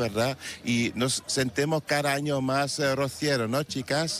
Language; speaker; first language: Spanish; non-native, fluent; Dutch